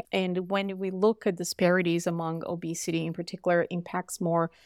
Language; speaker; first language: English; non-native, fluent; Portuguese